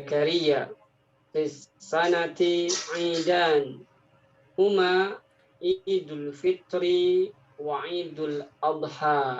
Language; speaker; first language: Arabic; non-native, fluent; Indonesian